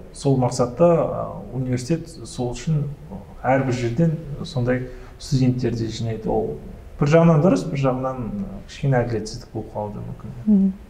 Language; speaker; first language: Kazakh; early bilingual, other home language; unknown